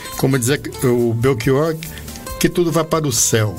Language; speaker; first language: Portuguese; native; Portuguese